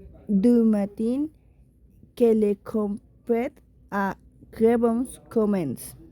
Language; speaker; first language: French; non-native, learner; Spanish